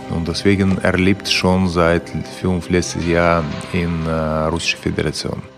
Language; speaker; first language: German; non-native, fluent; Russian